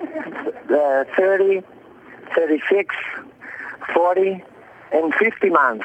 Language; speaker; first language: English; non-native, fluent; Italian